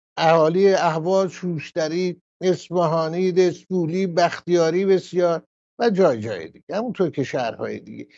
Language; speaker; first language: Persian; native; Persian